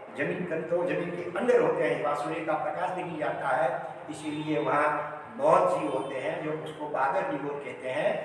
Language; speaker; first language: Hindi; non-native, local second language; Gujarati